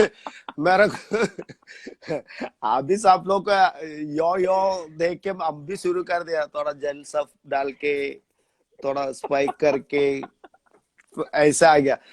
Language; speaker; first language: Hindi; non-native, local second language; Malayalam